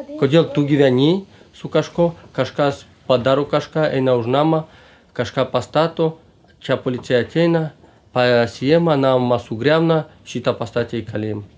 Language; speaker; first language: Lithuanian; non-native, local second language; Romany